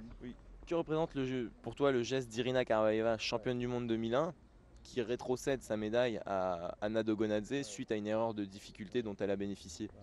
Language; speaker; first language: French; native; French